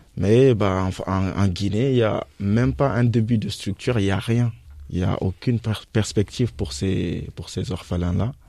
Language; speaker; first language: French; non-native, local second language; Fula